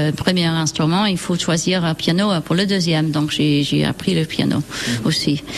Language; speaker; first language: French; non-native, learner; English